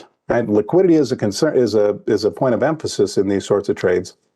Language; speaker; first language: English; native; English